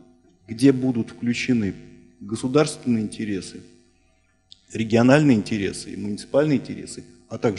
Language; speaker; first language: Russian; native; Russian